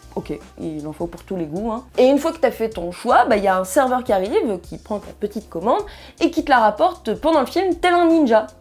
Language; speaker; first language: French; native; French